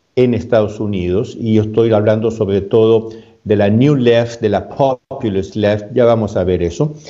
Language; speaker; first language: Spanish; native; Spanish